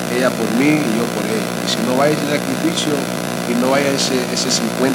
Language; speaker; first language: Spanish; early bilingual, heritage; Spanish